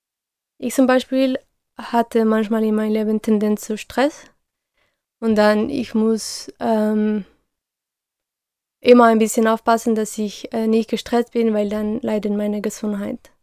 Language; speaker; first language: German; non-native, fluent; Spanish